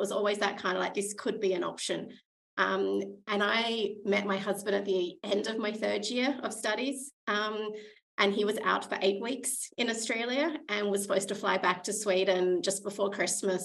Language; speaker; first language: English; native; English